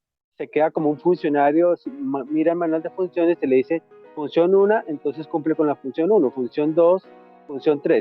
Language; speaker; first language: Spanish; native; Spanish